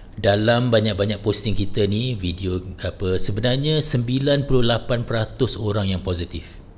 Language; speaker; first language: Malay; native; Malay